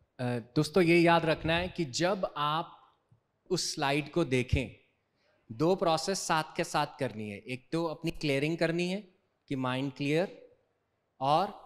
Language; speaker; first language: Hindi; native; Hindi